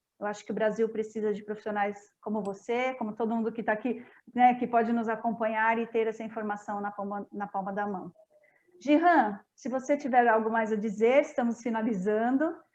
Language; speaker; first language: Portuguese; native; Portuguese